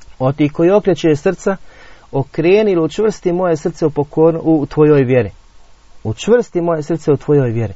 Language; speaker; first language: Bosnian; native; Bosnian